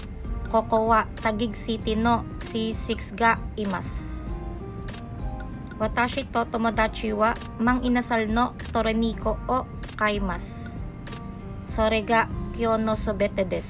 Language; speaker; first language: Japanese; non-native, learner; Filipino